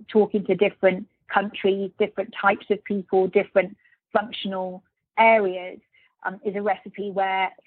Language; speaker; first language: English; native; English